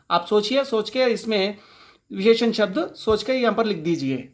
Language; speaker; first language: Hindi; non-native, local second language; Telugu